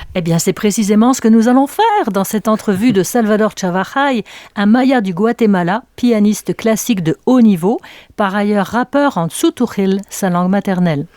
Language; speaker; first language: French; native; French